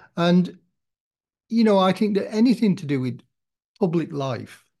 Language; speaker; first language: English; native; English